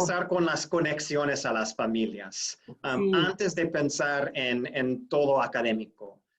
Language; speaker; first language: Spanish; non-native, fluent; English